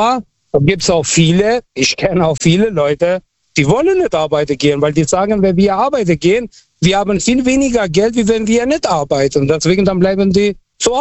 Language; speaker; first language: German; non-native, fluent; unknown